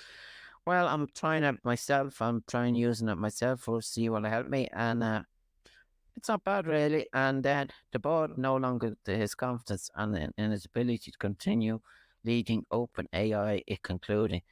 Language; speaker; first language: English; native; English